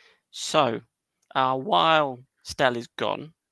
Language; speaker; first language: English; native; English